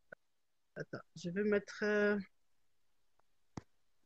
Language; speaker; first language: French; non-native, local second language; Lingala